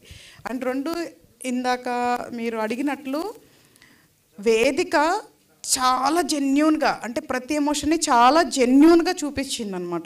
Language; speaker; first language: Telugu; native; Telugu